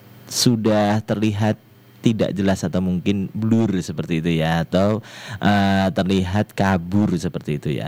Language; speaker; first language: Indonesian; native; Indonesian